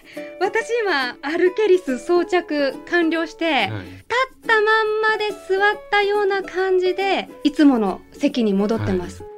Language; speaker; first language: Japanese; native; Japanese